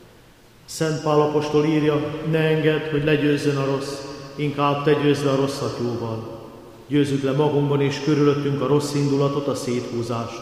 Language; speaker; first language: Hungarian; native; Hungarian